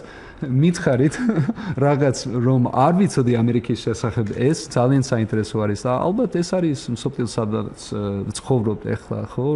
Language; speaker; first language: Georgian; non-native, learner; English